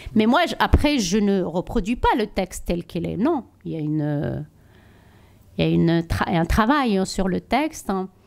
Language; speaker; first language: French; non-native, local second language; Tachelhit